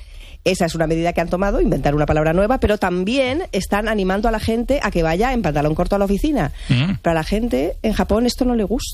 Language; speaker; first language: Spanish; native; Spanish